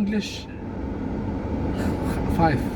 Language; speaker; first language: English; non-native, learner; Arabic